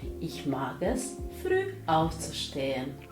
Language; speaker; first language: German; non-native, fluent; Ukrainian